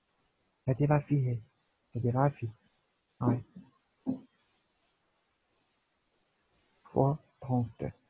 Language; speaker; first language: Arabic; native; Arabic